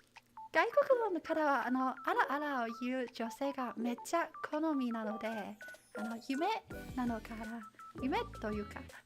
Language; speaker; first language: Japanese; non-native, learner; Chinese